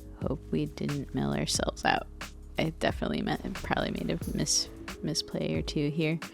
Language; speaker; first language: English; native; English